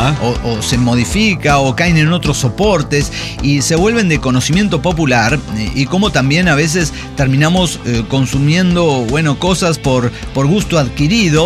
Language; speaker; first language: Spanish; native; Spanish